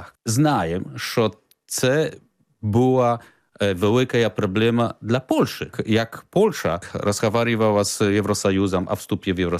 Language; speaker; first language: Ukrainian; non-native, learner; Polish